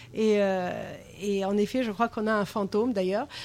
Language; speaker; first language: French; non-native, fluent; English